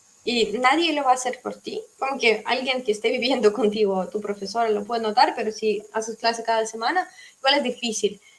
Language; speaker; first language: Spanish; non-native, fluent; Russian